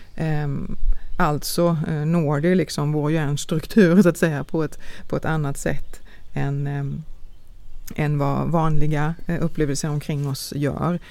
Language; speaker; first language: Swedish; native; Swedish